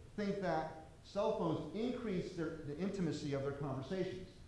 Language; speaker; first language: English; native; English